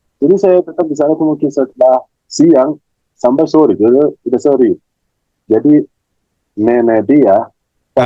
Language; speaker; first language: Indonesian; non-native, fluent; Arabic